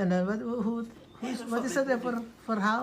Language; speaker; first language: Dutch; non-native, learner; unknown